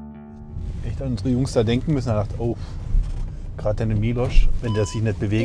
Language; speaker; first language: German; native; German